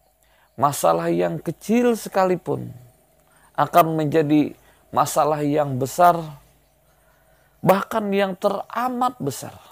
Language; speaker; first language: Indonesian; native; Indonesian